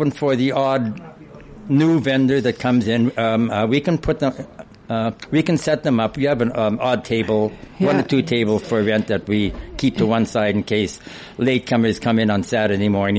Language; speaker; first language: English; native; English